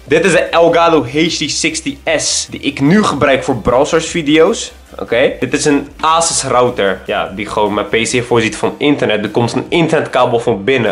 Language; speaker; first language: Dutch; native; Dutch